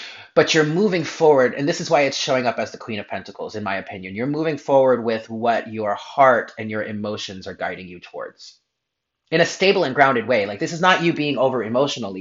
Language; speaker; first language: English; native; English